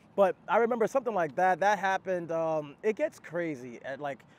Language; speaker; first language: English; native; English